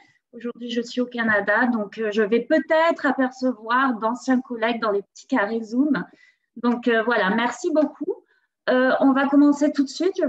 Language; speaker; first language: French; native; French